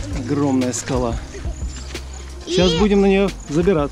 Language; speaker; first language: Russian; native; Russian